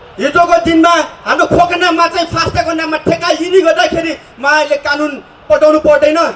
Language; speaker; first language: Nepali; non-native, local second language; Newari